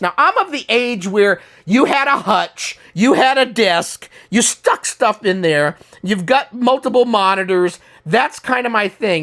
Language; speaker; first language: English; native; English